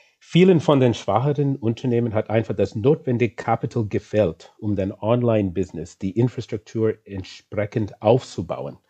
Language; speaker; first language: German; non-native, fluent; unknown